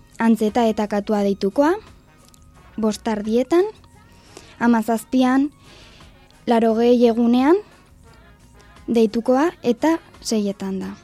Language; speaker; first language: Basque; non-native, local second language; Spanish